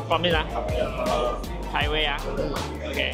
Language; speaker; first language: Chinese; native; Chinese